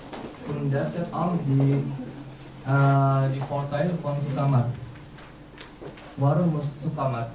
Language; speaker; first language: German; non-native, learner; Indonesian